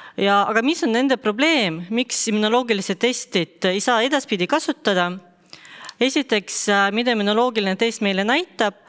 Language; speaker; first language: Estonian; non-native, local second language; Russian